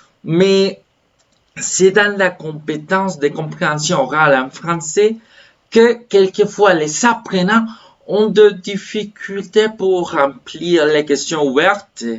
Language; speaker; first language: French; non-native, fluent; Spanish